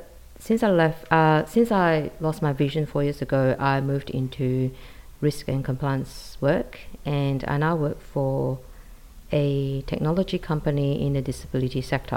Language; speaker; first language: English; non-native, local second language; Cantonese